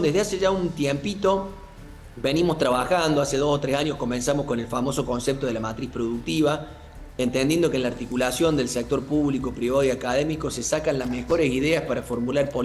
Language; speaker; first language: Spanish; native; Spanish